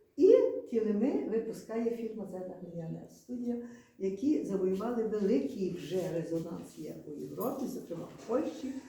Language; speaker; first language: Ukrainian; native; Ukrainian